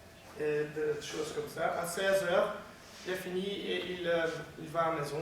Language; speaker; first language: French; non-native, learner; Dutch